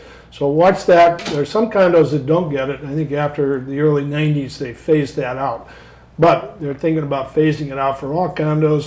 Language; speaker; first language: English; native; English